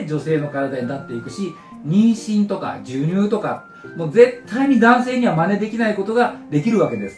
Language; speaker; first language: Japanese; native; Japanese